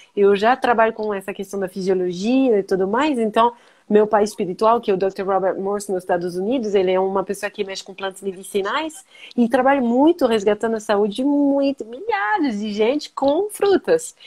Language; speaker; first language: Portuguese; non-native, fluent; French